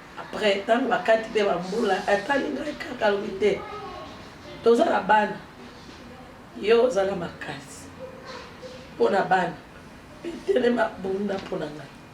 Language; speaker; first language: Lingala; native; Lingala